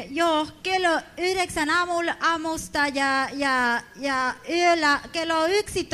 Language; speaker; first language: Finnish; non-native, fluent; Spanish